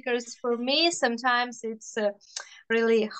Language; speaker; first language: English; non-native, fluent; Russian